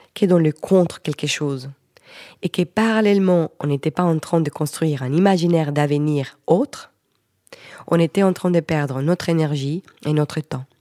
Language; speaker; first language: French; non-native, fluent; Spanish